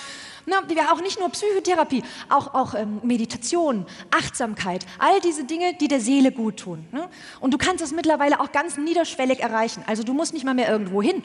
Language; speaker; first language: German; native; German